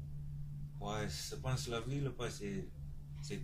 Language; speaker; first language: French; non-native, learner; Tongan